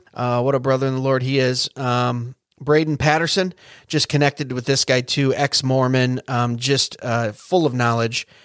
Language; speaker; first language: English; native; English